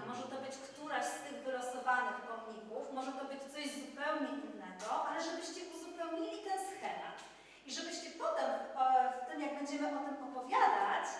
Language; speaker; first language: Polish; native; Polish